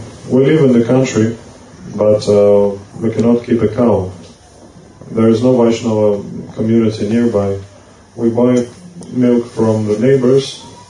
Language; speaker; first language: English; non-native, fluent; Russian